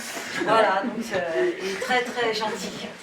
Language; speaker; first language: French; native; French